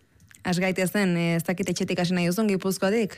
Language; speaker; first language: Basque; native; Basque